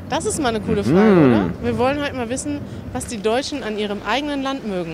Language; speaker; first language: German; native; German